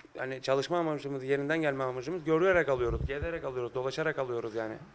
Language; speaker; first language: Turkish; native; Turkish